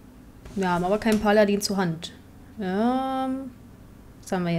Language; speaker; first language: German; native; German